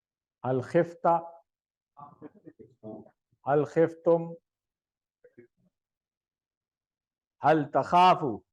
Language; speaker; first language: Arabic; non-native, fluent; Urdu